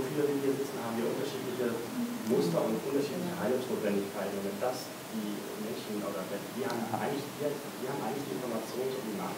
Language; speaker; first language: German; native; German